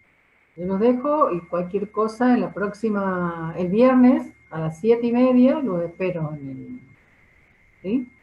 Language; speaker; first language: Spanish; native; Spanish